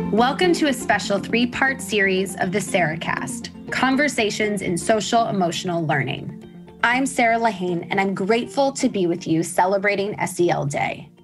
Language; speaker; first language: English; native; English